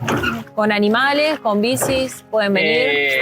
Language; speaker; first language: Spanish; native; Spanish